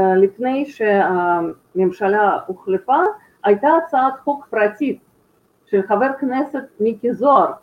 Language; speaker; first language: Hebrew; non-native, fluent; Russian